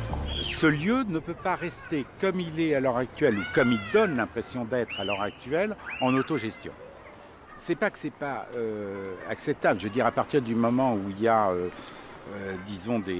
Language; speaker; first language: French; native; French